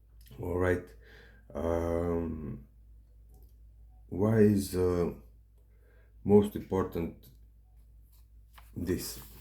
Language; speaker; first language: English; non-native, learner; Serbian